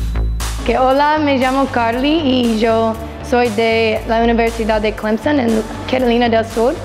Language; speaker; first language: Spanish; non-native, learner; English